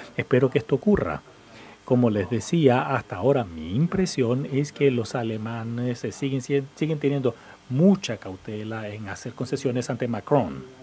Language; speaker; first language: Spanish; non-native, fluent; English